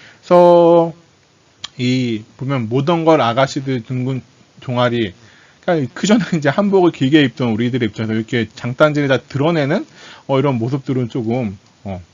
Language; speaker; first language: Korean; native; Korean